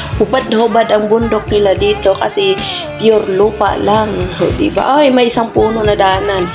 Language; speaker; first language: Filipino; non-native, local second language; Cebuano